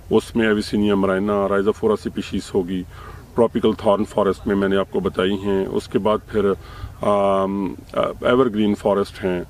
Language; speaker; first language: Urdu; native; Urdu